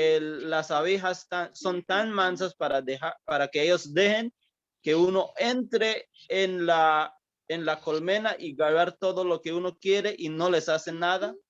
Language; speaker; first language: Spanish; early bilingual, heritage; English